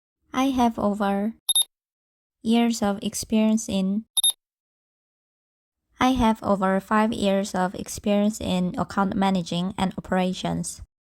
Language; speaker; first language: English; non-native, fluent; Korean